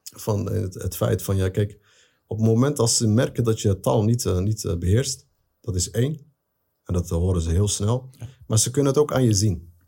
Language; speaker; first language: Dutch; early bilingual, other home language; Arabic